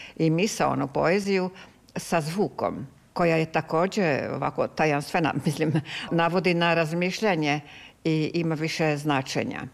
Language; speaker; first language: Serbian; non-native, local second language; Hungarian